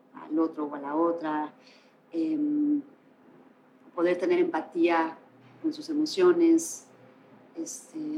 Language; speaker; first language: Spanish; native; Spanish